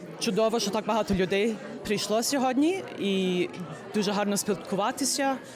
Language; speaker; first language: Ukrainian; early bilingual, heritage; English